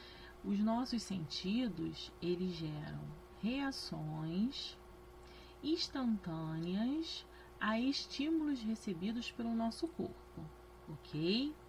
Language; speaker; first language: Portuguese; native; Portuguese